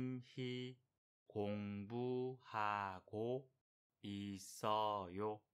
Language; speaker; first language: Korean; non-native, fluent; Vietnamese